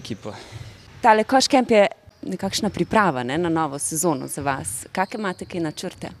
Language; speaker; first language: Slovenian; native; Slovenian